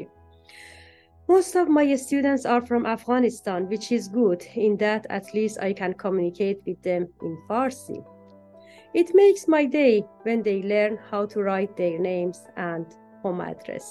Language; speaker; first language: English; non-native, fluent; Persian